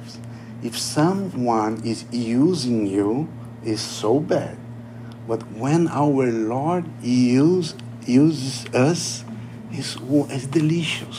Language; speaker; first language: English; non-native, learner; Portuguese